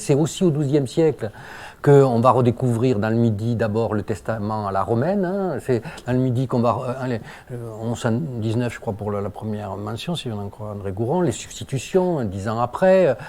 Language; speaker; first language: French; native; French